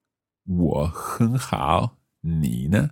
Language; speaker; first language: Chinese; non-native, learner; English